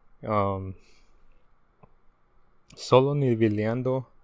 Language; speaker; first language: Spanish; early bilingual, heritage; Spanish